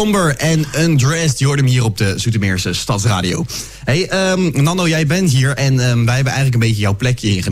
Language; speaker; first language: Dutch; native; Dutch